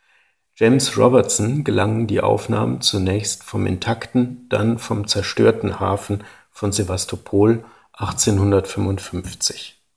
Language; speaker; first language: German; native; German